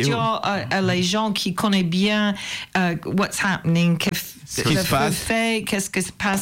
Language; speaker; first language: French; non-native, learner; English